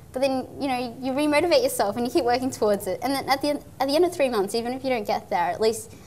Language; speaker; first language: English; native; English